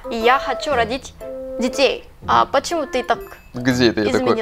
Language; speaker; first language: Russian; non-native, learner; Korean